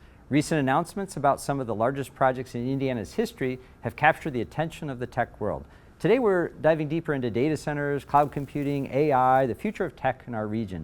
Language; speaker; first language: English; native; English